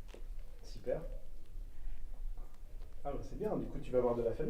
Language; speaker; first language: French; native; French